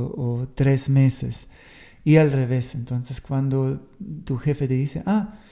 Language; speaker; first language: Spanish; non-native, fluent; German